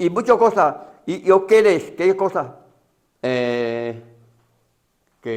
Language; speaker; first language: Spanish; non-native, learner; Chinese